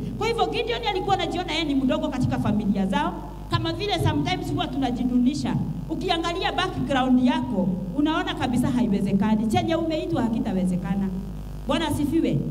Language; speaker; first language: Swahili; non-native, local second language; Kikuyu